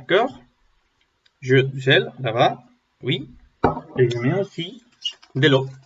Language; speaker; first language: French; non-native, learner; Spanish